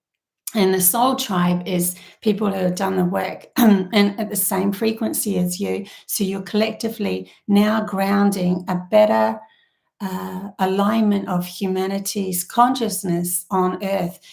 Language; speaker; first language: English; native; English